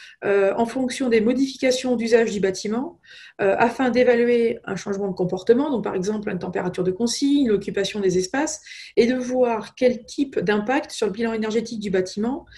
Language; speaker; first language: French; native; French